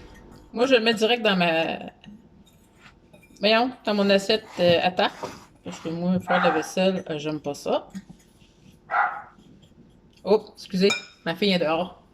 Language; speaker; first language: French; native; French